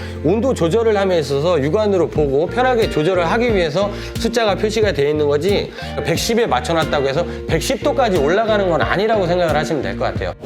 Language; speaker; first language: Korean; native; Korean